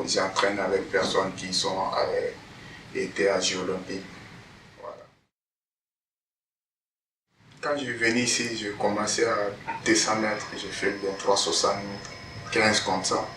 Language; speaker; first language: French; non-native, learner; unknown